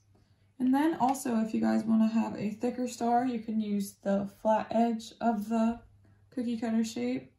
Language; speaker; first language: English; native; English